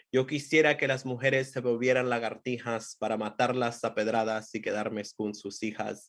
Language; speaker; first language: Spanish; early bilingual, heritage; Spanish